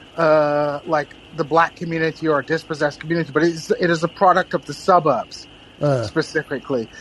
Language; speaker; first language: English; native; English